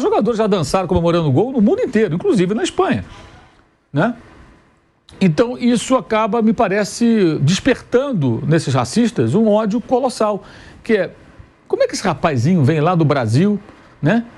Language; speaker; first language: Portuguese; native; Portuguese